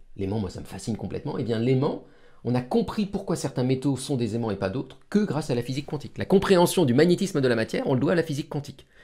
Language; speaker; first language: French; native; French